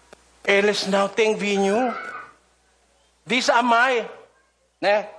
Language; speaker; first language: Portuguese; non-native, learner; Filipino